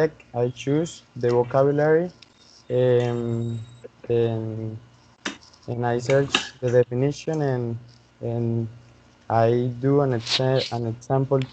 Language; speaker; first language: English; non-native, learner; Spanish